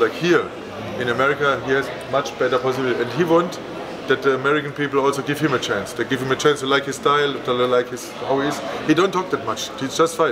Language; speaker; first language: English; non-native, fluent; German